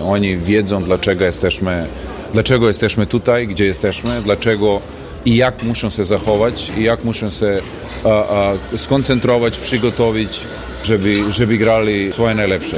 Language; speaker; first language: Polish; non-native, fluent; Serbian